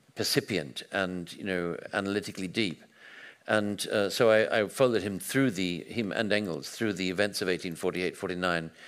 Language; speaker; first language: English; native; English